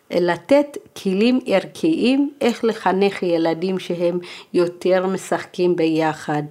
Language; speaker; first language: Hebrew; early bilingual, other home language; Amharic